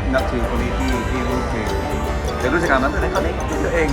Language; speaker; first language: Thai; non-native, fluent; English